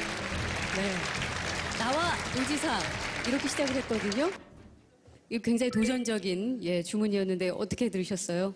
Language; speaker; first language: Korean; native; Korean